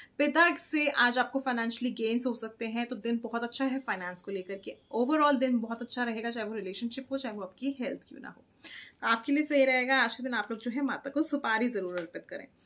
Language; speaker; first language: Hindi; native; Hindi